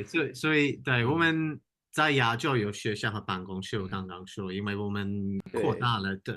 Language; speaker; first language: Chinese; non-native, fluent; English